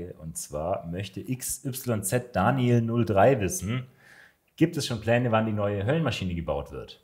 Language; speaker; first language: German; native; German